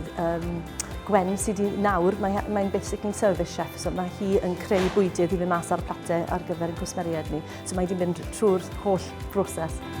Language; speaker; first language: Welsh; native; Welsh